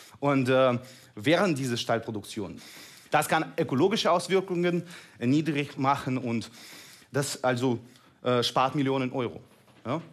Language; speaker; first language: German; non-native, fluent; Russian